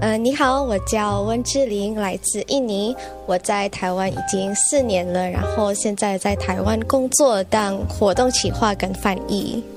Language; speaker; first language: Chinese; non-native, fluent; Indonesian